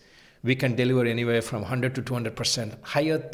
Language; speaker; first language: English; non-native, local second language; Telugu